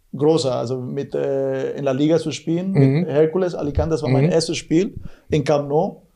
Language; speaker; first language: German; non-native, fluent; Guarani